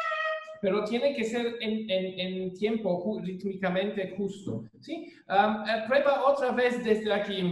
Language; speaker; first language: Spanish; non-native, fluent; German